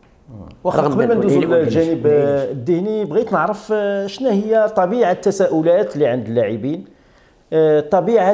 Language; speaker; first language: Arabic; native; Arabic